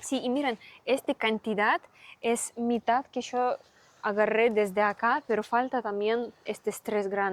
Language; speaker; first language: Spanish; non-native, learner; Russian